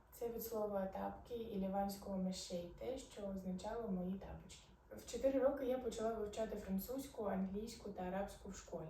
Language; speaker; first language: Ukrainian; non-native, local second language; Arabic